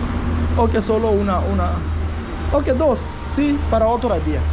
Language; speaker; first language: Spanish; non-native, learner; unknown